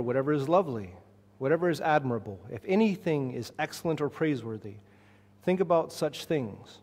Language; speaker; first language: English; native; English